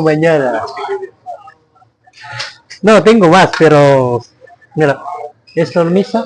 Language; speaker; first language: Spanish; non-native, learner; Filipino